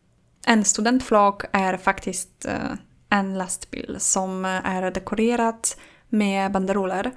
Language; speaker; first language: Swedish; non-native, fluent; Polish